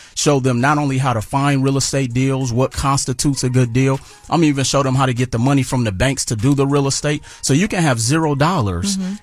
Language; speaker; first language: English; native; English